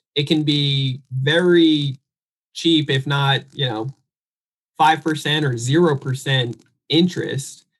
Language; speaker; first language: English; native; English